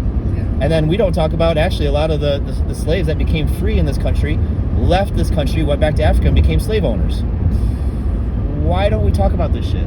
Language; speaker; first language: English; native; English